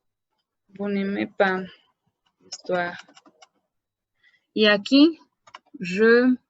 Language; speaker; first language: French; non-native, fluent; Spanish